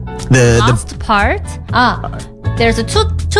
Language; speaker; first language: English; non-native, learner; Indonesian